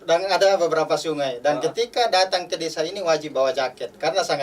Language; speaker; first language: Indonesian; native; Indonesian